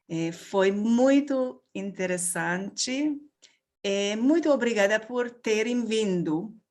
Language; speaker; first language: Portuguese; non-native, learner; Hungarian